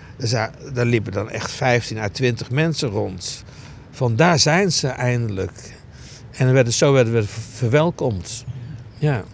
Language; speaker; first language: Dutch; early bilingual, other home language; Greek